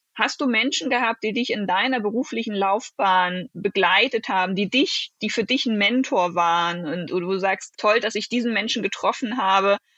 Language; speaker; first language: German; native; German